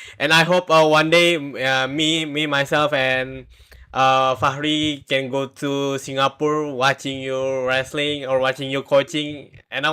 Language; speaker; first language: English; non-native, learner; Indonesian